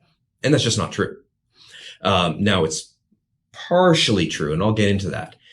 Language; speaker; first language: English; native; English